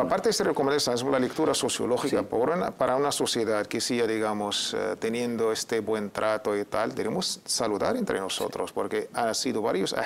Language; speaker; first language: Spanish; native; Spanish